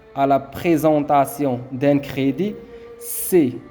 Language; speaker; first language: French; non-native, local second language; Arabic